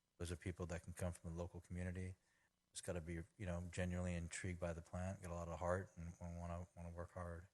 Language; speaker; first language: English; native; English